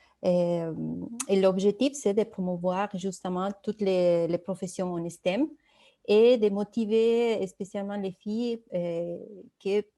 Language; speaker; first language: French; non-native, fluent; Spanish